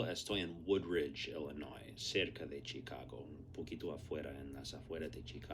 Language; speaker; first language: Spanish; non-native, fluent; English